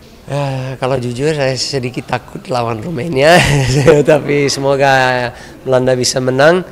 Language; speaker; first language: Indonesian; early bilingual, heritage; Dutch